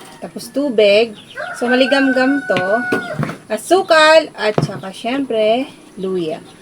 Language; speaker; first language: Filipino; non-native, local second language; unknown